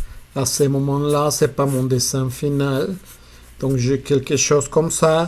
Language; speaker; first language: French; non-native, fluent; Spanish